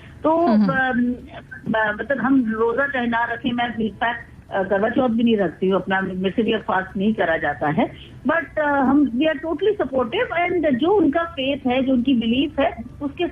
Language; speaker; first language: Hindi; non-native, local second language; Tamil